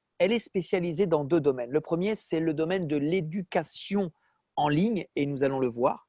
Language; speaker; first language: French; native; French